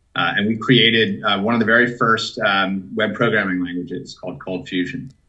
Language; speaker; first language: English; native; English